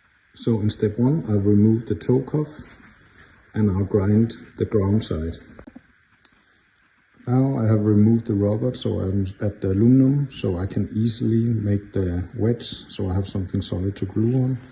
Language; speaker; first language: English; non-native, fluent; Danish